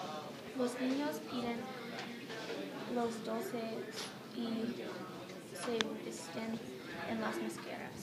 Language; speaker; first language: Spanish; non-native, learner; English